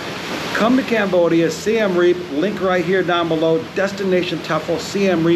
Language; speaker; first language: English; native; English